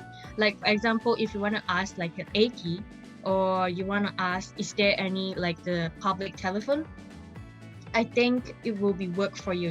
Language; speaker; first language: English; non-native, local second language; Chinese